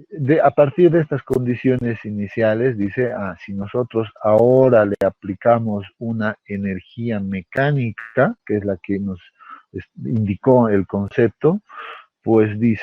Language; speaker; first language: Spanish; native; Spanish